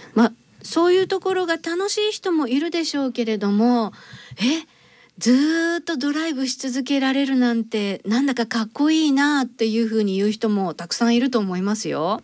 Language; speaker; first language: Japanese; native; Japanese